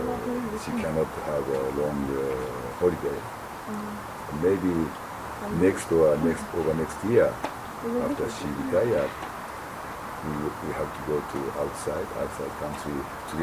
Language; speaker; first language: English; non-native, learner; Japanese